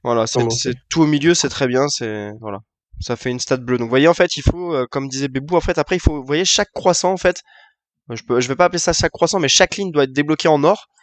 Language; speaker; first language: French; native; French